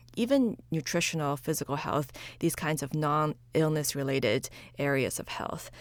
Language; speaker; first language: English; early bilingual, other home language; Chinese